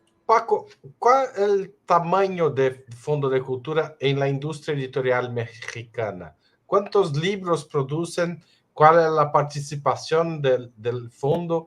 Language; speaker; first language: Spanish; non-native, fluent; Portuguese